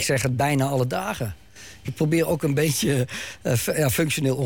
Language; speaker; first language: Dutch; native; Dutch